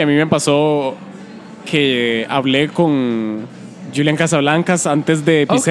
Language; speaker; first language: Spanish; native; Spanish